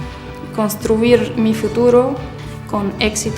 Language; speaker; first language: Spanish; non-native, fluent; Arabic